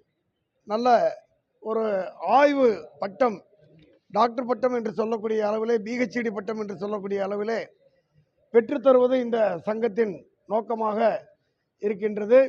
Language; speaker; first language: Tamil; native; Tamil